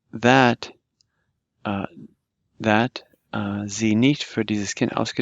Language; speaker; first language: German; non-native, fluent; English